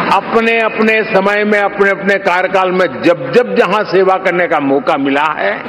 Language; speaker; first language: Hindi; non-native, local second language; Gujarati